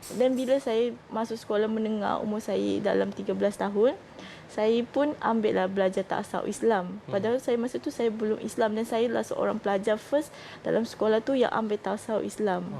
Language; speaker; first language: Malay; non-native, local second language; Chinese